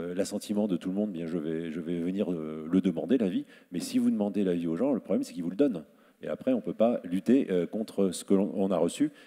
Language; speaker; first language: French; native; French